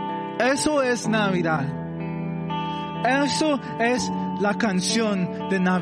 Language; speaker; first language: Spanish; non-native, learner; English